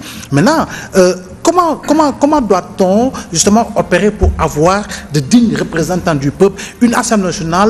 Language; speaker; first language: French; non-native, local second language; Wolof